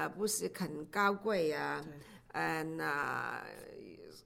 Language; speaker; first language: Chinese; non-native, local second language; Cantonese